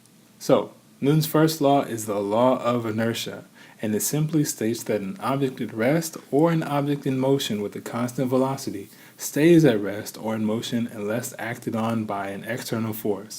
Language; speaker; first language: English; native; English